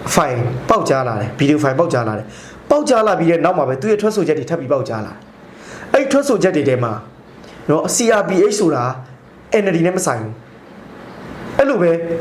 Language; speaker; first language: Burmese; native; Burmese